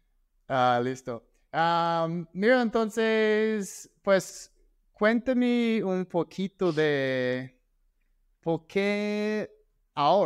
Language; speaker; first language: Spanish; non-native, fluent; English